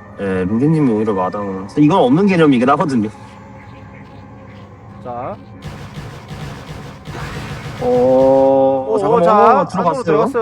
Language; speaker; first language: Korean; native; Korean